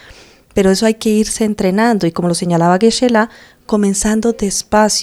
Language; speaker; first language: Spanish; native; Spanish